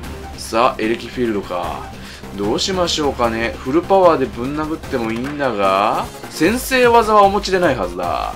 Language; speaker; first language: Japanese; native; Japanese